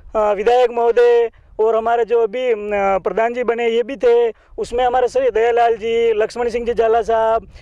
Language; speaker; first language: Hindi; native; Hindi